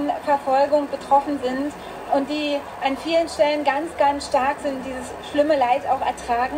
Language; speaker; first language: German; native; German